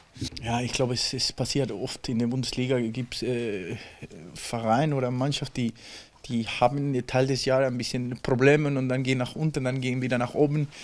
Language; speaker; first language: German; non-native, fluent; Spanish